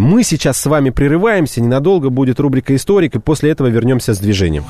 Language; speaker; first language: Russian; native; Russian